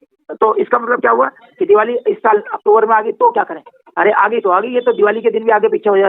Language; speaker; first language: Hindi; native; Hindi